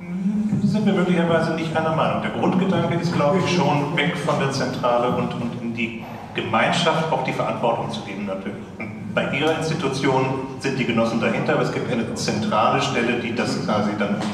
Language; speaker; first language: German; native; German